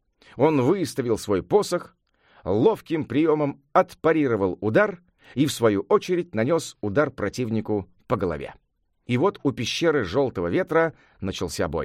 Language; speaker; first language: Russian; native; Russian